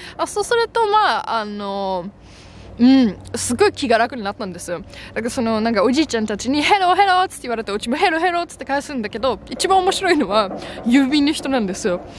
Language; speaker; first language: Japanese; non-native, fluent; German